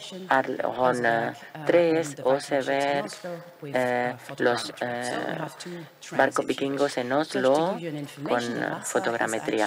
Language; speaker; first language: Spanish; non-native, fluent; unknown